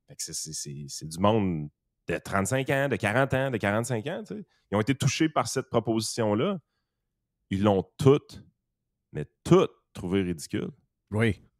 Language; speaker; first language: French; native; French